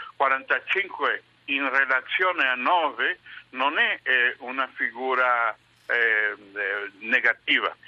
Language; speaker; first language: Italian; non-native, learner; Spanish